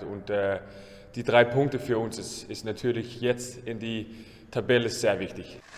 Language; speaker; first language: German; non-native, learner; English